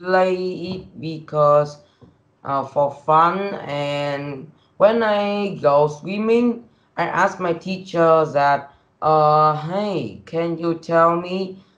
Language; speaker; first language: English; non-native, learner; Vietnamese